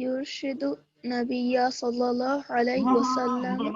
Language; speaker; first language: Arabic; non-native, learner; Divehi